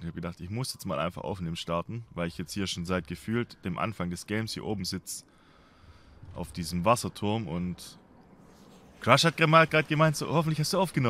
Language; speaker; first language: German; native; German